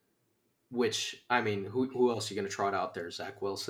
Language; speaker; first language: English; native; English